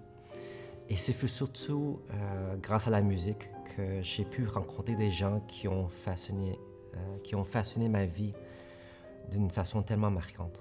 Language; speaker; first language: French; early bilingual, other home language; Korean